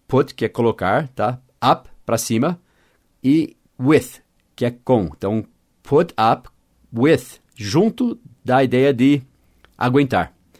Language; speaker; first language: Portuguese; non-native, fluent; English